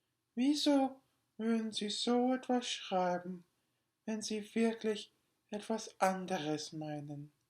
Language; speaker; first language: German; non-native, learner; English